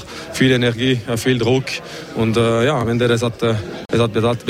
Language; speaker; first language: German; non-native, learner; French